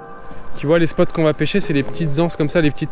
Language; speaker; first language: French; native; French